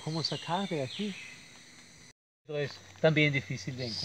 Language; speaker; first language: Spanish; non-native, learner; French